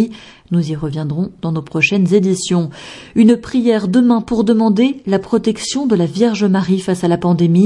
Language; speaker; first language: French; native; French